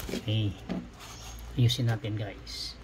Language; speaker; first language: Filipino; native; Filipino